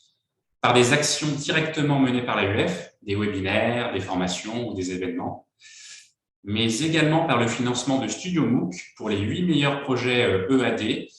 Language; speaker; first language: French; native; French